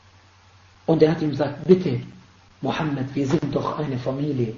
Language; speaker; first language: German; non-native, fluent; Arabic